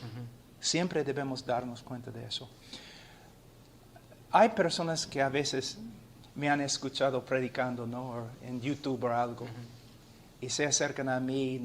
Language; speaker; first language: Spanish; non-native, fluent; English